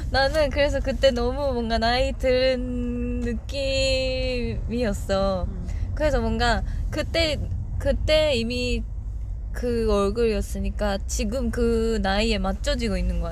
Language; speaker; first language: Korean; non-native, fluent; Japanese